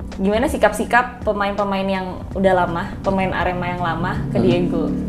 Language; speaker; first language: Indonesian; native; Indonesian